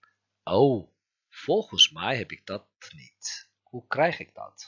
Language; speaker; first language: Dutch; non-native, fluent; Turkish